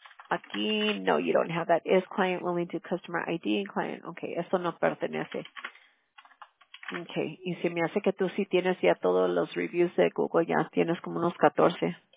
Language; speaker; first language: Spanish; early bilingual, other home language; English